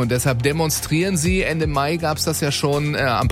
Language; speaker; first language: German; native; German